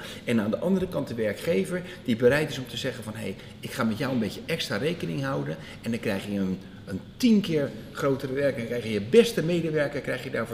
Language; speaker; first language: Dutch; native; Dutch